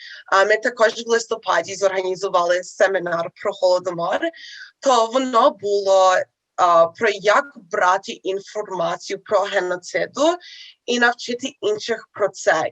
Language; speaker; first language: Ukrainian; early bilingual, heritage; Ukrainian